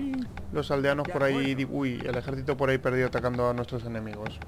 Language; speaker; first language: Spanish; native; Spanish